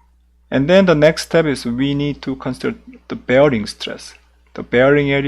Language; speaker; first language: English; non-native, fluent; Korean